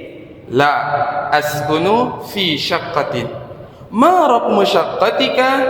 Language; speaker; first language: Arabic; non-native, fluent; Indonesian